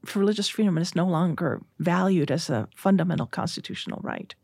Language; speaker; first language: English; early bilingual, other home language; Spanish